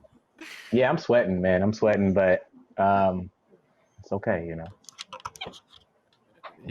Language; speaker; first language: English; native; English